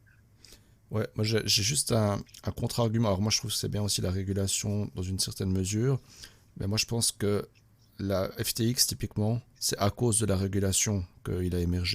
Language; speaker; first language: French; native; French